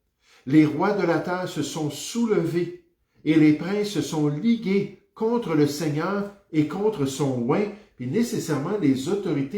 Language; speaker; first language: French; native; French